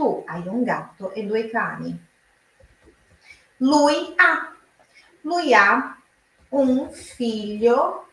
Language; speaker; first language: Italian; non-native, fluent; Portuguese